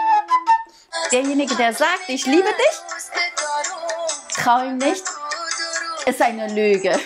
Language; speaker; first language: German; early bilingual, other home language; Persian